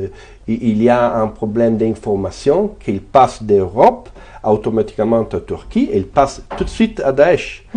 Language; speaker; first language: French; non-native, fluent; Italian